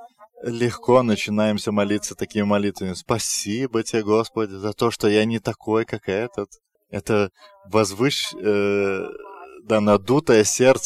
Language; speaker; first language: Russian; non-native, fluent; Lithuanian